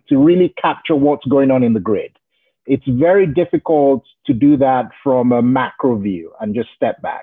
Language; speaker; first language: English; non-native, local second language; Yoruba